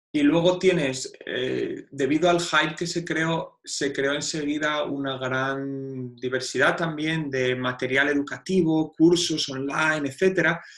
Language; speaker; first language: Spanish; native; Spanish